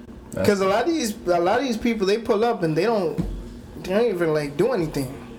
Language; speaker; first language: English; early bilingual, other home language; Spanish